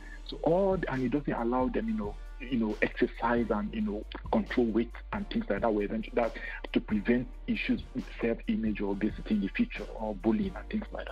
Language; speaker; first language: English; non-native, local second language; Igbo